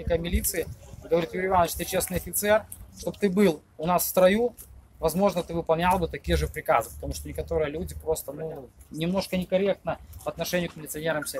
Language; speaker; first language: Russian; native; Russian